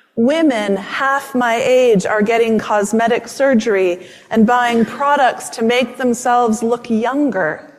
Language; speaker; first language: English; native; English